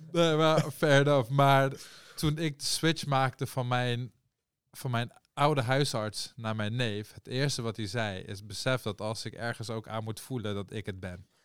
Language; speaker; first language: Dutch; early bilingual, other home language; Persian